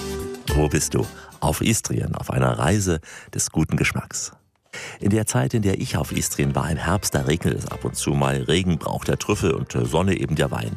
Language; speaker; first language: German; native; German